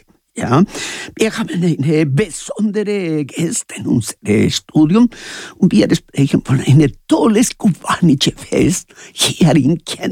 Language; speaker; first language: German; non-native, learner; Spanish